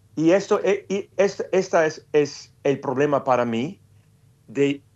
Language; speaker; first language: Spanish; non-native, fluent; English